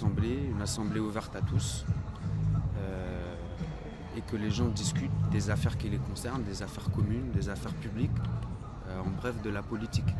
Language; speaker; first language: French; native; French